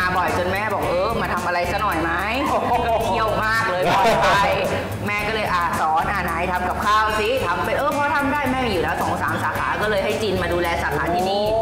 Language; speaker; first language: Thai; native; Thai